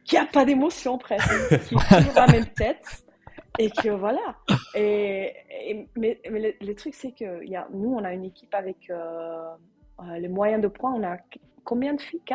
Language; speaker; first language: French; non-native, learner; Dutch